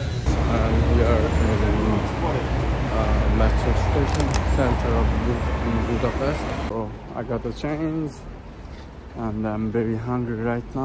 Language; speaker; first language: English; non-native, learner; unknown